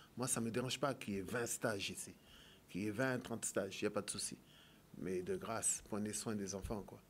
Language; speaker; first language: French; native; French